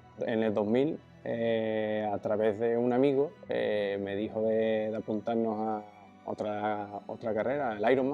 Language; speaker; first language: Spanish; native; Spanish